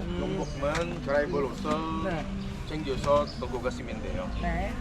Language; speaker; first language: Korean; non-native, fluent; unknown